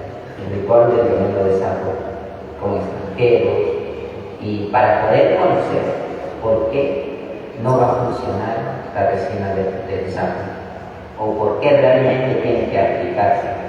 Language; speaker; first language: Spanish; non-native, local second language; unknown